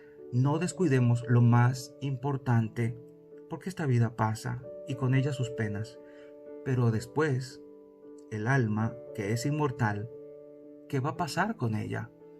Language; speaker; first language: Spanish; native; Spanish